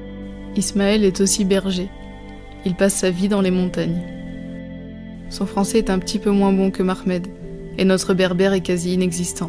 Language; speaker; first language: French; native; French